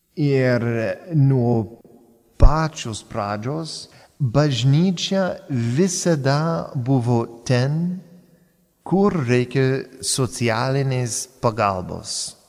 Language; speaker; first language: Lithuanian; non-native, fluent; English